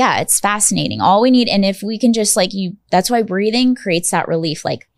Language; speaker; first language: English; native; English